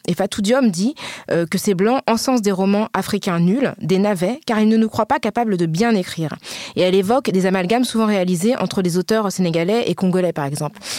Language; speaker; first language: French; early bilingual, other home language; Wolof